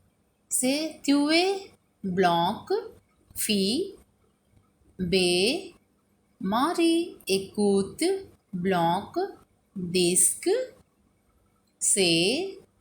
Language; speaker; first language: French; non-native, fluent; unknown